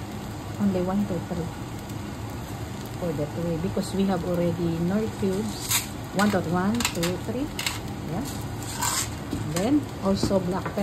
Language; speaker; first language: English; non-native, learner; Filipino